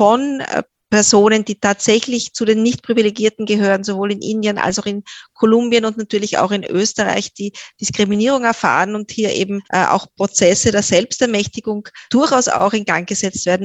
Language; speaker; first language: German; native; German